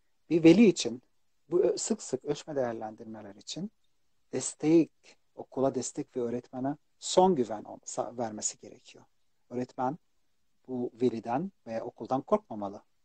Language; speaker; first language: Turkish; non-native, fluent; Arabic